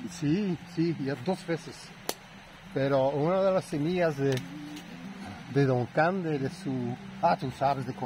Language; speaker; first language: Spanish; non-native, fluent; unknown